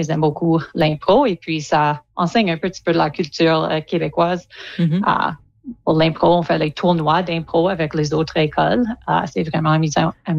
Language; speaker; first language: French; non-native, local second language; English